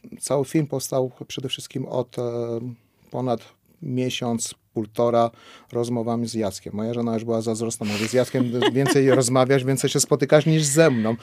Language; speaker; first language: Polish; non-native, fluent; Armenian